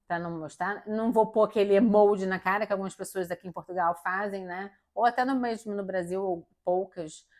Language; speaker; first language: Portuguese; native; Portuguese